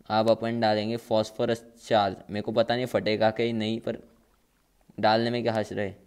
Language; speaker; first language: Hindi; non-native, local second language; Marathi